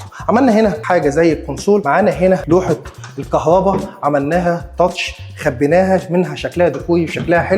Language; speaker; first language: Arabic; native; Arabic